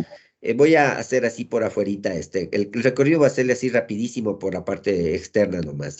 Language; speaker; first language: Spanish; native; Spanish